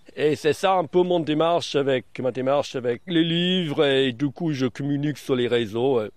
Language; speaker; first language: French; non-native, fluent; English